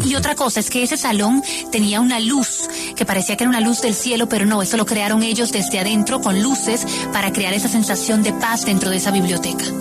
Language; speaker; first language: Spanish; native; Spanish